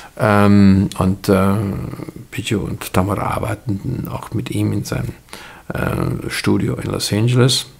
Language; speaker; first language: German; non-native, fluent; Hungarian